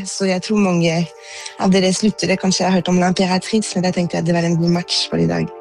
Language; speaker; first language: Norwegian; non-native, fluent; French